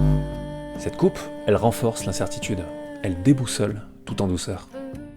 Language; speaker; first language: French; native; French